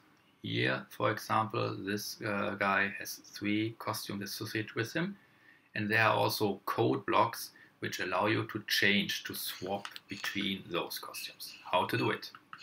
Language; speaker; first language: English; non-native, fluent; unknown